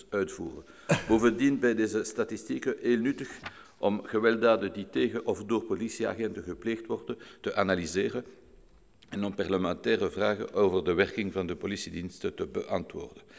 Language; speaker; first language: Dutch; non-native, local second language; French